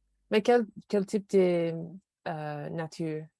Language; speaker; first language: French; non-native, learner; English